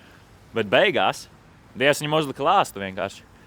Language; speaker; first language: Latvian; native; Latvian